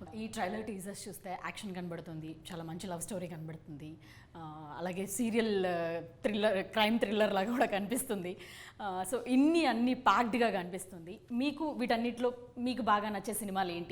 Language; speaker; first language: Telugu; native; Telugu